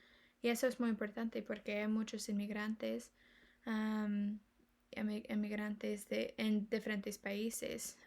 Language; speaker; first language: Spanish; non-native, learner; English